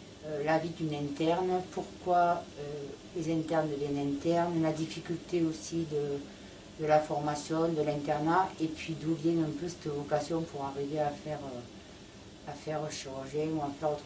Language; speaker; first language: French; native; French